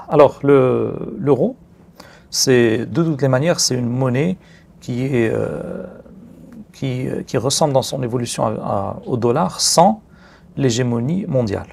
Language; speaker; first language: French; non-native, local second language; Arabic